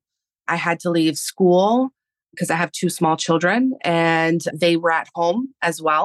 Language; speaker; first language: English; early bilingual, other home language; Spanish